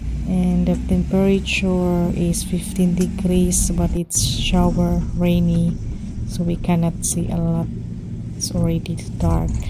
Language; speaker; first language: English; non-native, local second language; Filipino